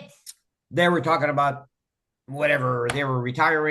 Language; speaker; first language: English; native; English